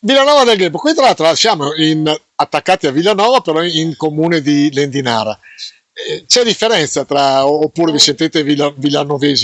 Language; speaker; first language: Italian; native; Italian